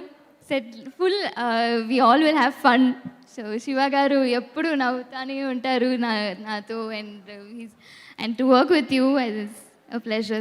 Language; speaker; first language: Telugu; non-native, learner; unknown